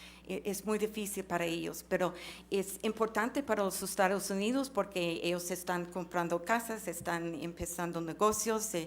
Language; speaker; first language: Spanish; non-native, fluent; English